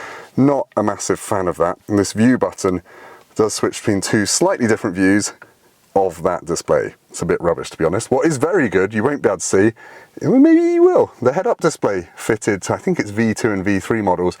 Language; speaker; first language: English; native; English